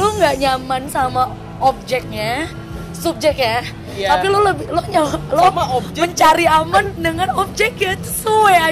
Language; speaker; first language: Indonesian; native; Indonesian